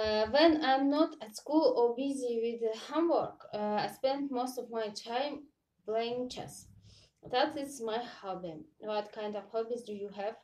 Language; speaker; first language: English; non-native, learner; Russian